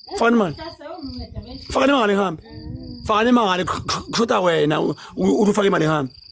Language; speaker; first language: Zulu; native; Zulu